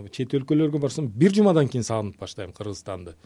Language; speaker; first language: Kyrgyz; non-native, local second language; Uzbek